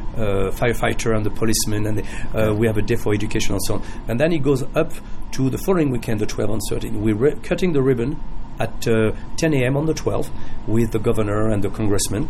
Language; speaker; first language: English; non-native, fluent; French